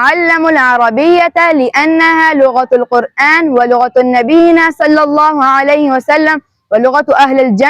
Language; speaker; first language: Arabic; non-native, learner; Urdu